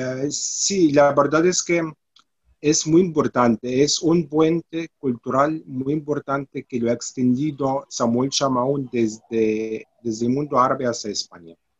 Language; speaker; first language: Spanish; non-native, fluent; Arabic